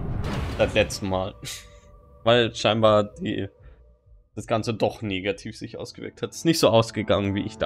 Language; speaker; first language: German; native; German